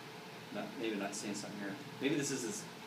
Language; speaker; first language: English; native; English